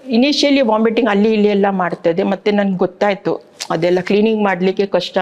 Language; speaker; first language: Kannada; non-native, local second language; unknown